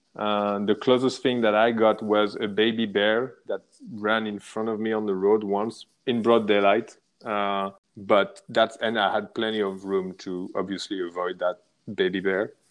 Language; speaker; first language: English; non-native, fluent; French